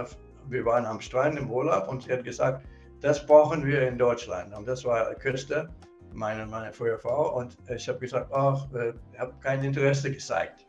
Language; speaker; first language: German; non-native, fluent; English